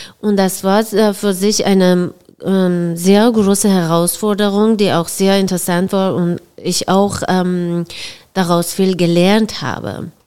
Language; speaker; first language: German; non-native, fluent; Persian